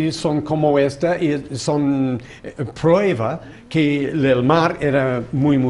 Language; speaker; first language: Spanish; non-native, fluent; English